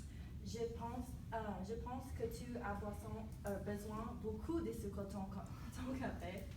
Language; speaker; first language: French; non-native, learner; English